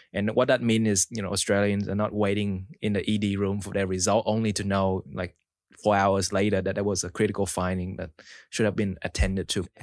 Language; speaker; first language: English; early bilingual, other home language; Vietnamese